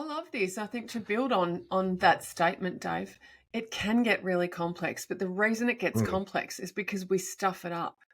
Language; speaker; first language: English; native; English